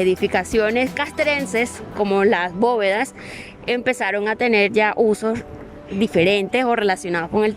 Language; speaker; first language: Spanish; native; Spanish